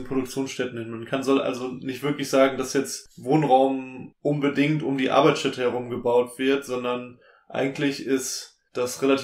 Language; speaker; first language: German; native; German